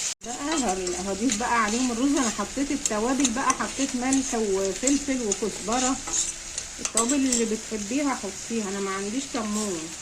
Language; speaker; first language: Arabic; native; Arabic